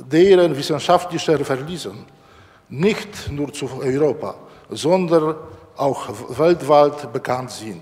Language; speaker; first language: German; non-native, learner; Polish